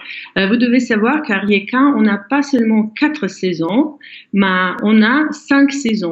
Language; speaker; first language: French; non-native, fluent; Croatian